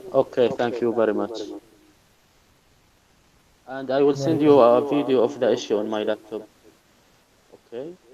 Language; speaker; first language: English; non-native, fluent; Arabic